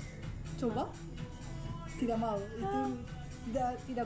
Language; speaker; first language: Indonesian; non-native, learner; Japanese